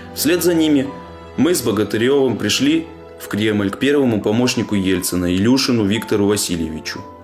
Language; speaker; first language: Russian; non-native, local second language; Ingush